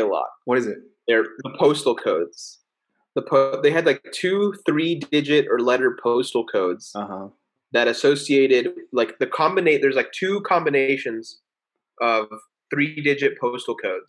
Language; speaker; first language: English; early bilingual, other home language; Spanish